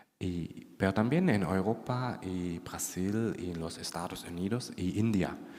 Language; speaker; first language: Spanish; non-native, fluent; German